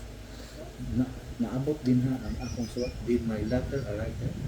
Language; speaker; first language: Cebuano; native; Cebuano